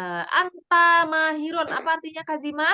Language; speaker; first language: Indonesian; native; Indonesian